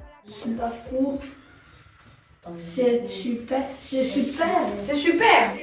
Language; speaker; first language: French; non-native, learner; Malagasy